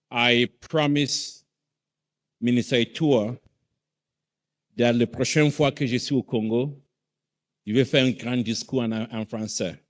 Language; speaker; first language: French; non-native, learner; English